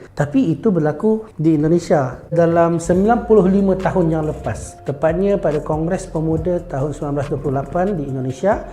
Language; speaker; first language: Malay; native; Malay